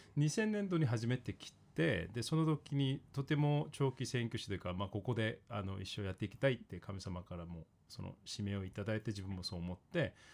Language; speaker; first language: Japanese; non-native, fluent; Korean